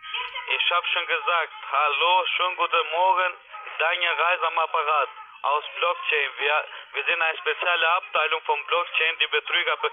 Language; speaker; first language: German; non-native, learner; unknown